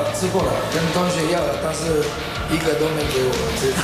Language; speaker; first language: Chinese; non-native, fluent; Spanish